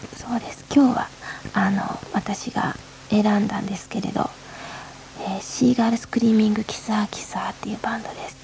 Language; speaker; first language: Japanese; native; Japanese